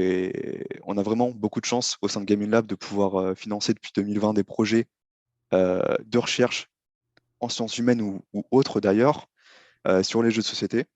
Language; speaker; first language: French; native; French